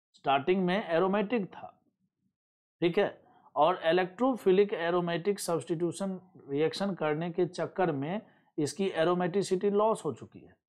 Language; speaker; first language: Hindi; native; Hindi